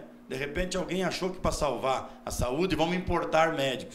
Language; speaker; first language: Portuguese; native; Portuguese